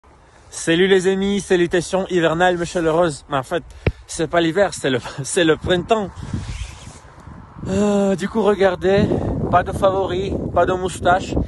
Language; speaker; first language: French; non-native, fluent; Russian